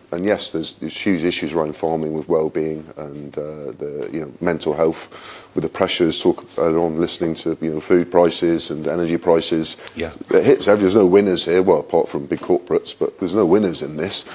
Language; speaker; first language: English; native; English